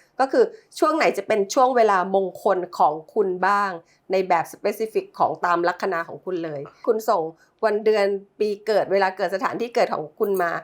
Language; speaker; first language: Thai; native; Thai